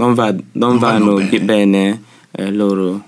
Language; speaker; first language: Italian; non-native, learner; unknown